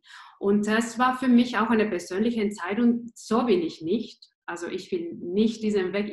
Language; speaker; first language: German; non-native, fluent; Spanish